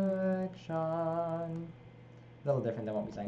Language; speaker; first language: English; native; English